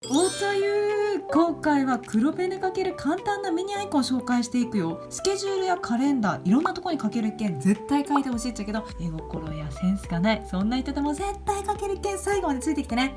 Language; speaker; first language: Japanese; native; Japanese